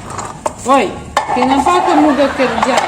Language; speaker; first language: Indonesian; non-native, learner; Russian